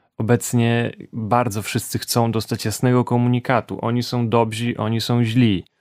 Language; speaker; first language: Polish; native; Polish